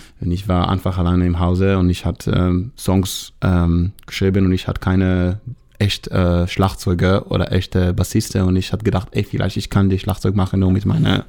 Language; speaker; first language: German; non-native, learner; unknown